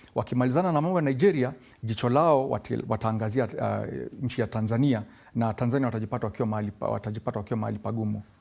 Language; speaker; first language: Swahili; non-native, local second language; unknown